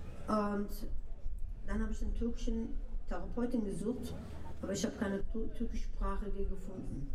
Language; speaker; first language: German; non-native, local second language; Turkish